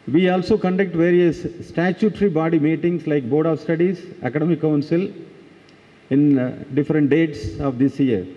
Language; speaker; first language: English; non-native, local second language; Tamil